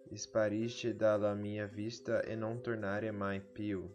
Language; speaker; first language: Italian; non-native, learner; Portuguese